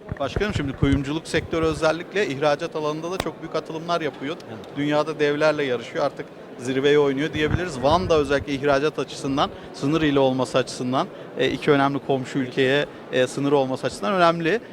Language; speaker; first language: Turkish; native; Turkish